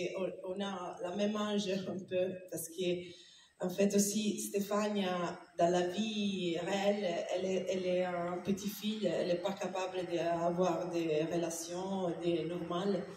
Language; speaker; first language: French; non-native, learner; Italian